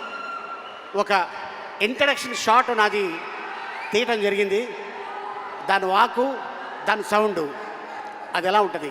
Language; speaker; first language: Telugu; native; Telugu